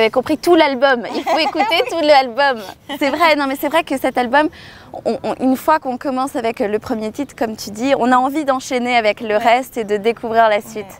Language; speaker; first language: French; native; French